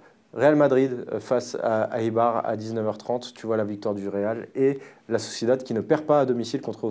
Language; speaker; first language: French; native; French